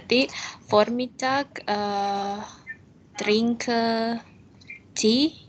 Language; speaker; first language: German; non-native, learner; Indonesian